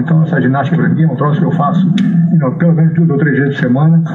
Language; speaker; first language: Portuguese; native; Portuguese